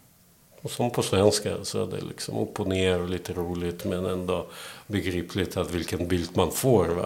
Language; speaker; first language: Swedish; non-native, fluent; Belarusian